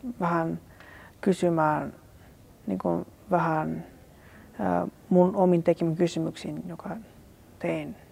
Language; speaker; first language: Finnish; non-native, learner; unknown